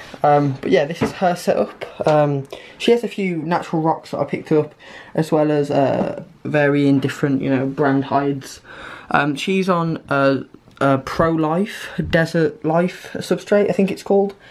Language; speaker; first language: English; native; English